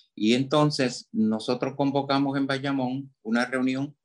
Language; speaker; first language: Spanish; native; Spanish